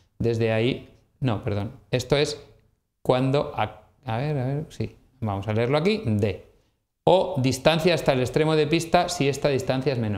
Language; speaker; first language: Spanish; native; Spanish